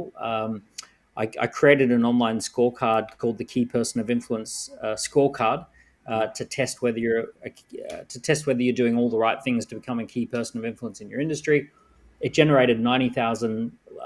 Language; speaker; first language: English; native; English